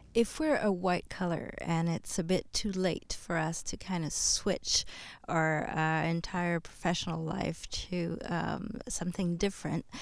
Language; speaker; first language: English; non-native, fluent; French